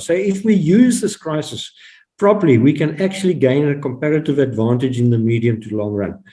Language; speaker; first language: English; non-native, local second language; Afrikaans